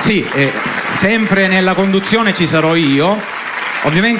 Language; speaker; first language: Italian; native; Italian